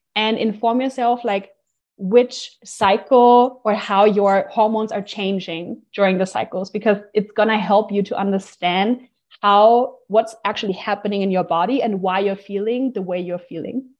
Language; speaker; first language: English; non-native, fluent; German